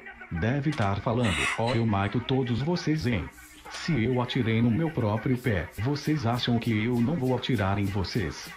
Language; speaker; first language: Portuguese; native; Portuguese